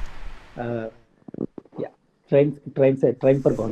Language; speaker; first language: Hindi; non-native, local second language; Telugu